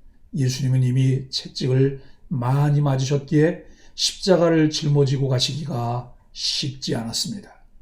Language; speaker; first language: Korean; native; Korean